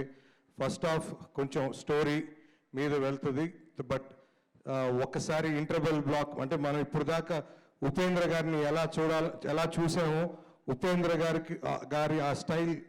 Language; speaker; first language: Telugu; native; Telugu